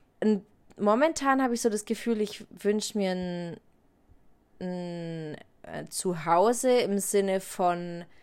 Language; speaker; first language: German; native; German